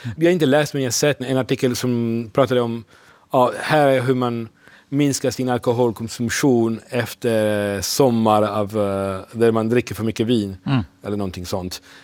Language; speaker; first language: Swedish; non-native, fluent; Italian